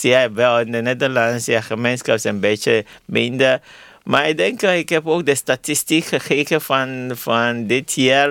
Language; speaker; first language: Dutch; non-native, learner; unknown